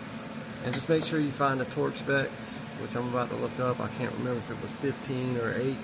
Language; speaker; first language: English; native; English